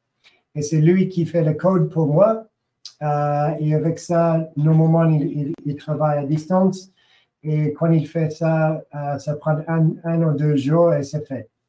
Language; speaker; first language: French; non-native, learner; English